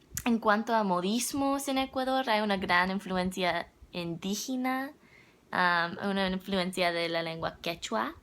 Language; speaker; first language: Spanish; non-native, learner; English